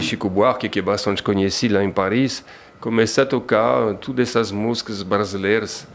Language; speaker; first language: Portuguese; non-native, fluent; French